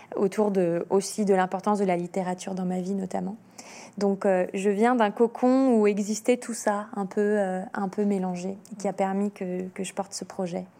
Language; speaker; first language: French; native; French